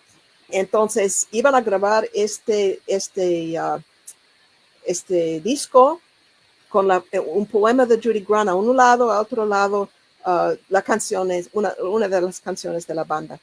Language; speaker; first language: Spanish; non-native, learner; English